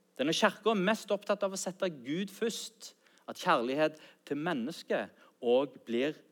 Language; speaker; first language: Norwegian; native; Norwegian